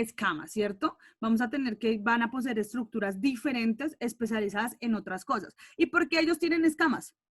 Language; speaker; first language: Spanish; native; Spanish